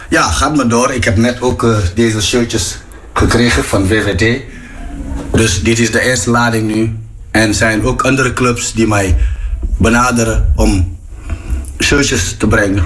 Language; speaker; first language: Dutch; non-native, fluent; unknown